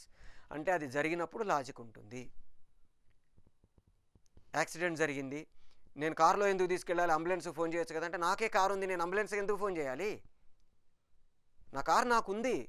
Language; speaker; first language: Telugu; native; Telugu